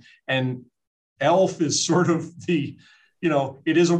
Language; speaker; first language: English; native; English